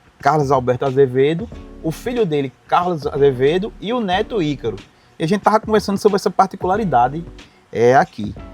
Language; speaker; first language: Portuguese; native; Portuguese